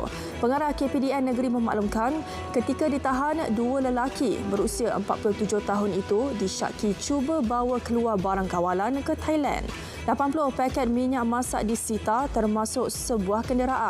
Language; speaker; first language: Malay; native; Malay